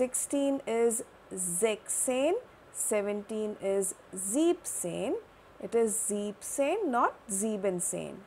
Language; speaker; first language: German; non-native, fluent; Hindi